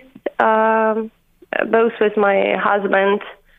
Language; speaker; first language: English; non-native, fluent; Ukrainian